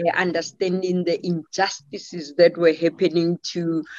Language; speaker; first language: English; non-native, local second language; Tswana